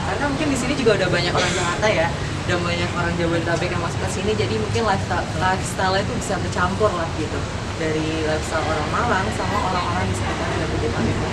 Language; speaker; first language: Indonesian; native; Indonesian